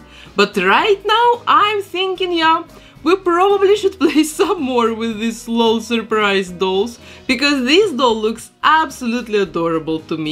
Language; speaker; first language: English; non-native, fluent; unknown